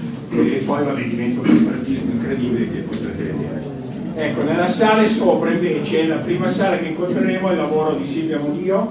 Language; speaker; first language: Italian; native; Italian